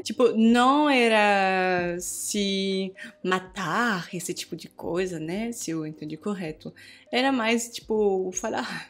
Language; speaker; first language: Portuguese; non-native, fluent; French